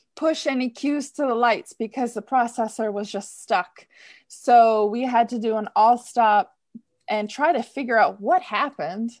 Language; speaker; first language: English; native; English